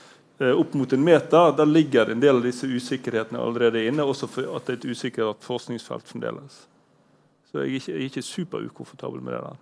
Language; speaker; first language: Norwegian; native; Norwegian